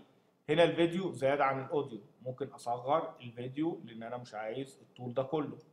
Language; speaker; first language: Arabic; native; Arabic